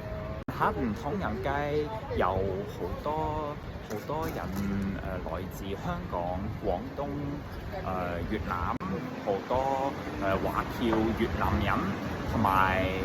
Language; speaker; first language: Chinese; non-native, learner; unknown